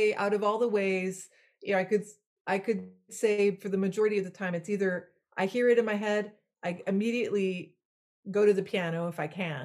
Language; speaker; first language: English; non-native, fluent; French